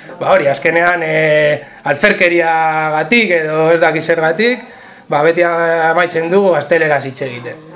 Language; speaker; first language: Basque; non-native, local second language; Spanish